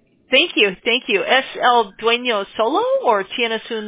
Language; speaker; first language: Spanish; non-native, learner; English